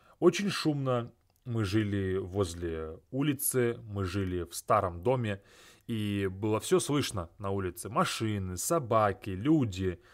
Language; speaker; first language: Russian; native; Russian